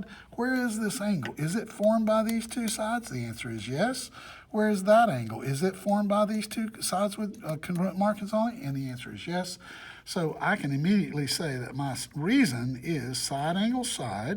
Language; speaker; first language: English; native; English